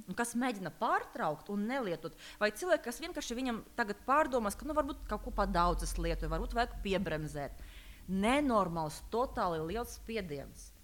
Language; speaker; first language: Latvian; non-native, local second language; Russian